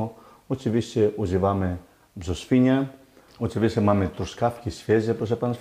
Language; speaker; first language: Polish; non-native, learner; Greek